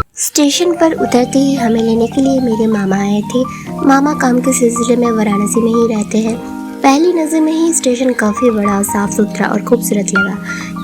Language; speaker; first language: Hindi; non-native, local second language; Bangla